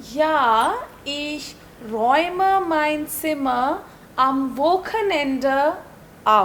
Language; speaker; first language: German; non-native, learner; Hindi